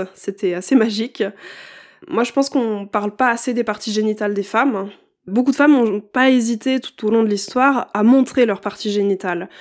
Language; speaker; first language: French; native; French